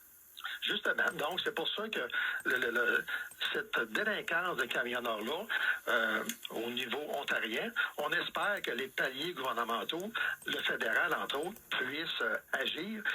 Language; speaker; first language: French; native; French